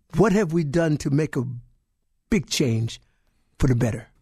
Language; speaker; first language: English; native; English